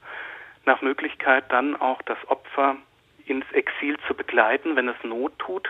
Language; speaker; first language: German; native; German